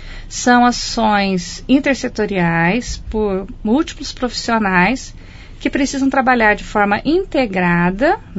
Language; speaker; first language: Portuguese; native; Portuguese